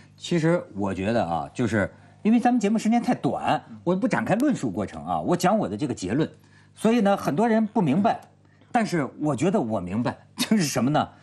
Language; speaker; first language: Chinese; native; Chinese